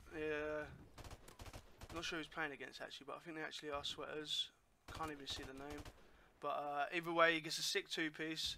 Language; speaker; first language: English; native; English